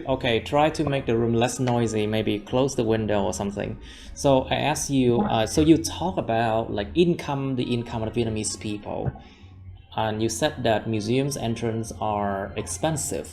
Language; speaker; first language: English; non-native, fluent; Vietnamese